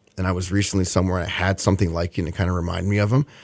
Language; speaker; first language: English; native; English